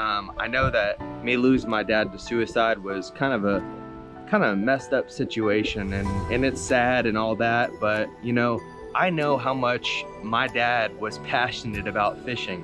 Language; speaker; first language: English; native; English